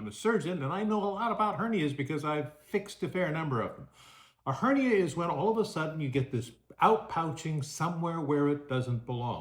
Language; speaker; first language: English; native; English